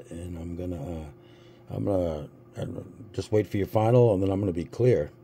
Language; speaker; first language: English; native; English